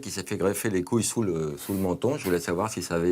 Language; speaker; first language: French; native; French